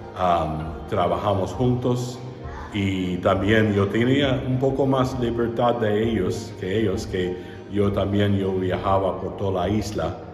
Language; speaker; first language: Spanish; non-native, fluent; English